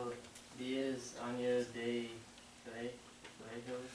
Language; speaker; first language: Spanish; non-native, learner; English